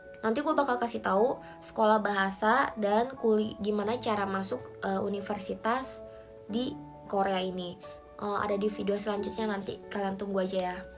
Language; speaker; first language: Indonesian; native; Indonesian